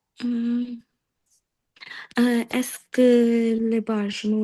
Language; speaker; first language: French; non-native, learner; Punjabi